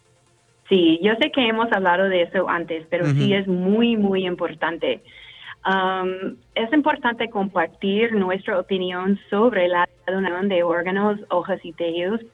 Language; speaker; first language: Spanish; non-native, fluent; English